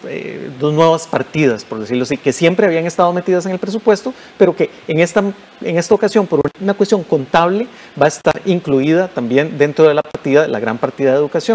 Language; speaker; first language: Spanish; native; Spanish